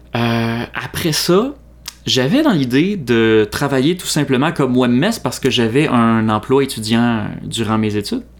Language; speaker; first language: French; native; French